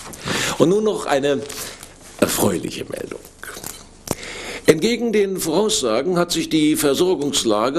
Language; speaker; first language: German; native; German